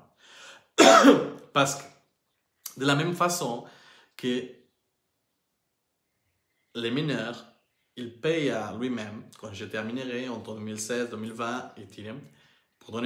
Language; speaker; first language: French; non-native, learner; Portuguese